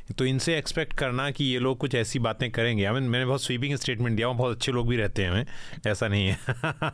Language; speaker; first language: Hindi; native; Hindi